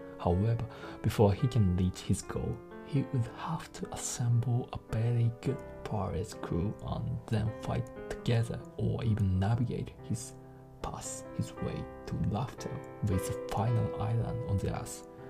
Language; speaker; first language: English; non-native, fluent; Japanese